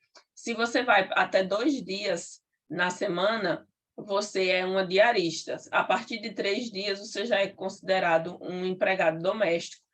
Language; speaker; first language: Portuguese; native; Portuguese